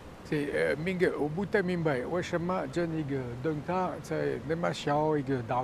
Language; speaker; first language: Chinese; non-native, fluent; French